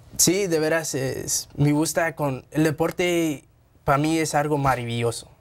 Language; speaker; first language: Spanish; early bilingual, heritage; Spanish